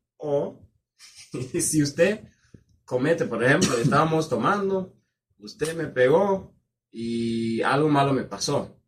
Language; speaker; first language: Spanish; non-native, fluent; Swahili